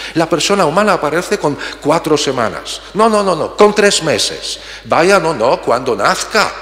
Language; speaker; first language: Spanish; non-native, fluent; Polish